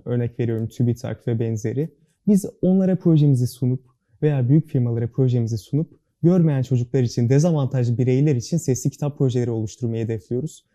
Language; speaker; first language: Turkish; native; Turkish